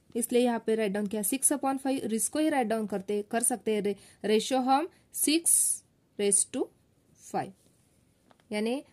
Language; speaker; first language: Hindi; non-native, local second language; Marathi